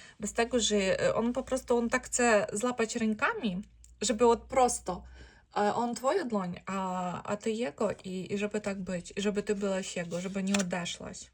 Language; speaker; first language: Polish; non-native, learner; Ukrainian